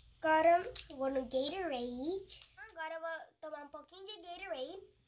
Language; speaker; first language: Portuguese; early bilingual, heritage; Portuguese